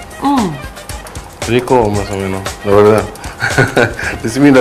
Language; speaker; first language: Spanish; non-native, learner; Arabic